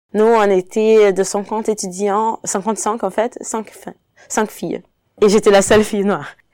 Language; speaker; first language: French; non-native, fluent; Portuguese